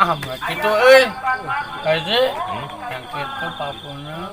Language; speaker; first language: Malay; non-native, local second language; Sundanese